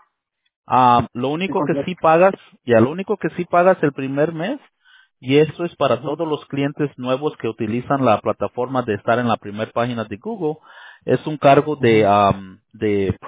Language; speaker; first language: Spanish; early bilingual, heritage; Spanish